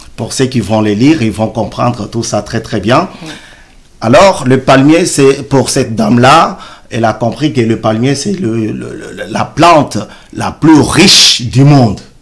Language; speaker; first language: French; non-native, local second language; Luba-Lulua